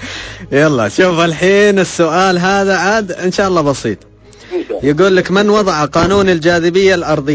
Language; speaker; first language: Arabic; native; Arabic